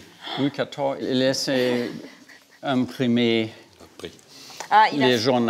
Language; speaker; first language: French; non-native, learner; German